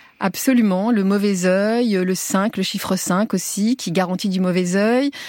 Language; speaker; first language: French; early bilingual, other home language; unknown